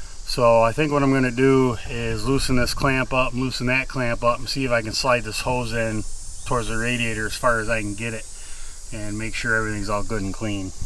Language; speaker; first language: English; native; English